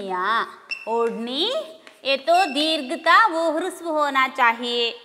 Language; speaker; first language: Hindi; non-native, local second language; Kannada